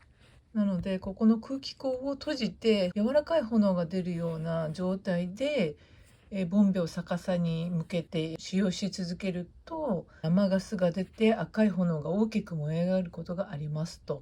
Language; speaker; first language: Japanese; native; Japanese